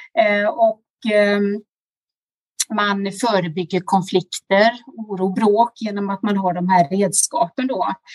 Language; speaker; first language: Swedish; native; Swedish